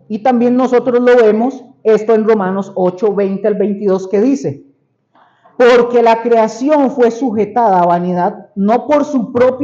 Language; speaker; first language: Spanish; native; Spanish